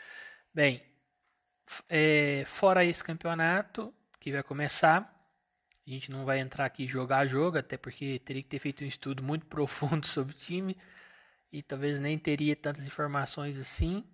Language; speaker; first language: Portuguese; native; Portuguese